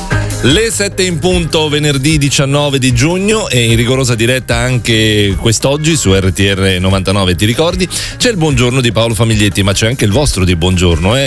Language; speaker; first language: Italian; native; Italian